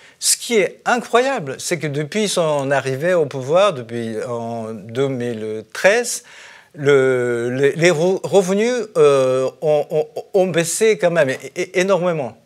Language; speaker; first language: French; non-native, fluent; Japanese